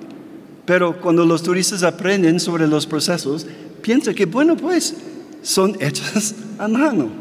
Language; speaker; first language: Spanish; non-native, fluent; English